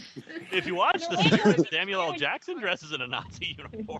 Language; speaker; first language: English; native; English